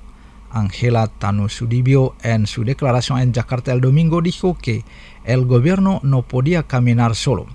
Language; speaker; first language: Spanish; non-native, fluent; Indonesian